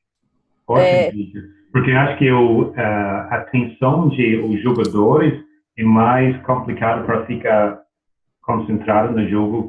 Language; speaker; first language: Portuguese; non-native, learner; English